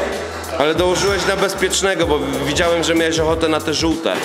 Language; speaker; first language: Polish; native; Polish